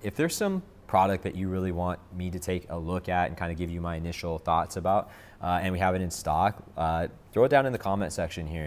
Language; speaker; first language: English; native; English